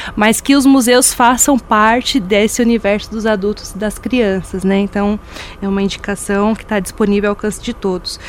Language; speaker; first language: Portuguese; native; Portuguese